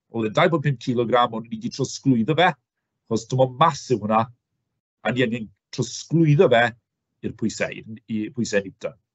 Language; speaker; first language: Welsh; native; Welsh